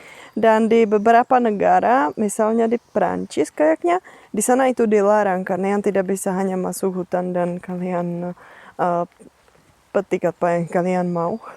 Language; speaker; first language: Indonesian; non-native, fluent; Czech